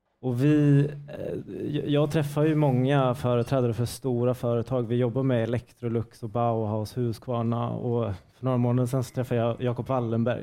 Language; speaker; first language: Swedish; native; Swedish